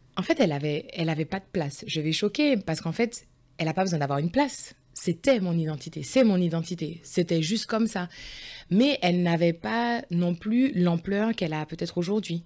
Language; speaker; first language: French; native; French